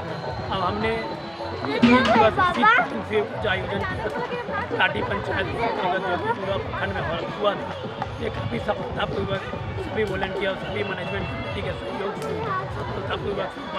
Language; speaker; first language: Hindi; native; Hindi